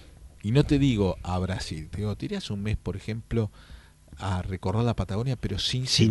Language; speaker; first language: Spanish; native; Spanish